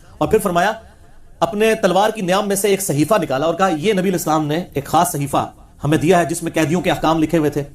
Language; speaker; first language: Urdu; non-native, local second language; Punjabi